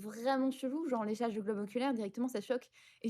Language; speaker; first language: French; native; French